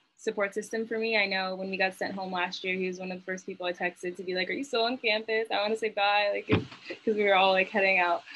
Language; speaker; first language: English; native; English